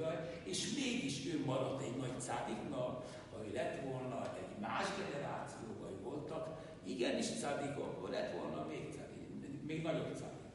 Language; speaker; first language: Hungarian; non-native, local second language; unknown